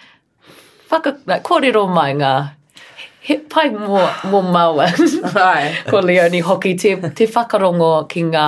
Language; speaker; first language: Māori; non-native, learner; English